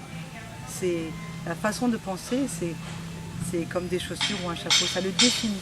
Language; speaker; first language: French; native; French